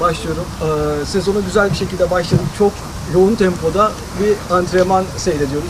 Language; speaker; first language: Turkish; native; Turkish